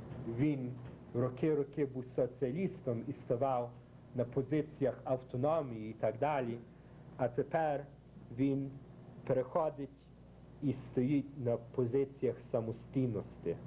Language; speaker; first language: Ukrainian; early bilingual, heritage; Ukrainian